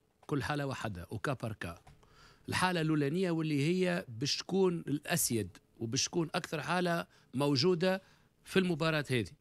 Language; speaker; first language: Arabic; native; Arabic